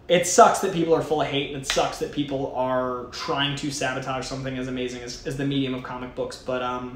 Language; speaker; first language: English; native; English